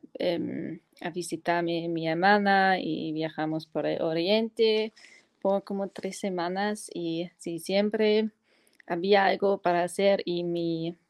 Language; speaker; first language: Spanish; non-native, fluent; German